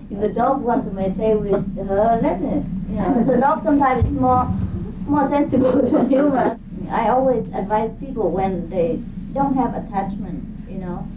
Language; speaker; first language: English; non-native, fluent; Vietnamese